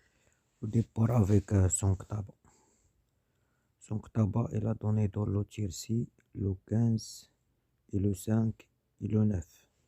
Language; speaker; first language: French; non-native, learner; Arabic